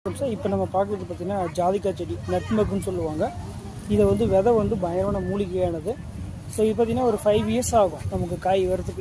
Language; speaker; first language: Tamil; native; Tamil